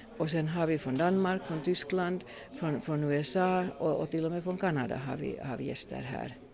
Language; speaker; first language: Swedish; native; Swedish